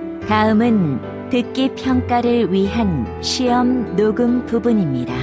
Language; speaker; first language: Korean; native; Korean